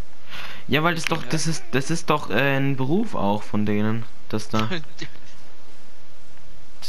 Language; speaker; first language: German; native; German